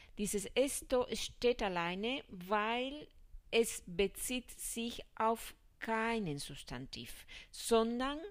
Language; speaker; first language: German; non-native, fluent; Spanish